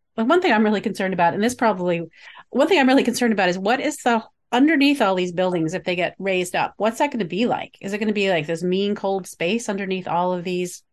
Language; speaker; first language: English; native; English